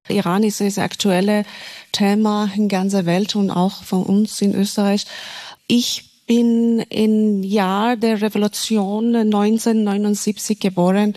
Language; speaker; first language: German; non-native, fluent; Persian